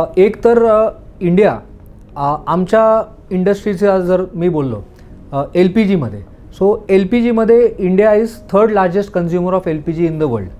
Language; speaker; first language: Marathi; non-native, local second language; Gujarati